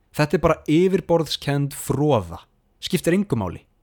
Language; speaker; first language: Icelandic; native; Icelandic